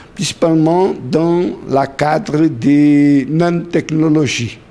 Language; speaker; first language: French; non-native, learner; Portuguese